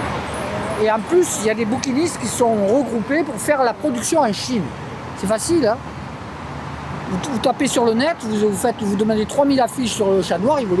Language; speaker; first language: French; native; French